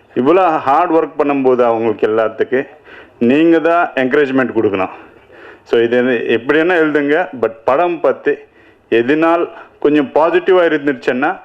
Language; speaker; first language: Tamil; non-native, learner; Telugu